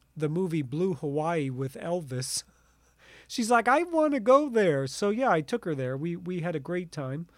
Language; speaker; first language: English; native; English